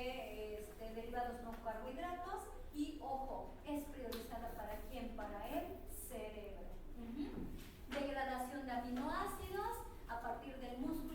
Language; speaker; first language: Spanish; native; Spanish